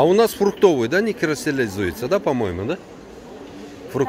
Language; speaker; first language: Russian; non-native, local second language; Kyrgyz